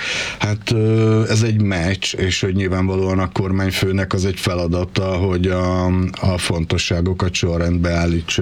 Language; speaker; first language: Hungarian; native; Hungarian